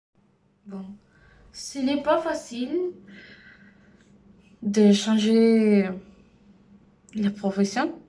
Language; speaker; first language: French; non-native, learner; Spanish